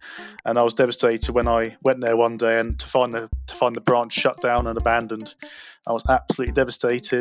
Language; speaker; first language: English; native; English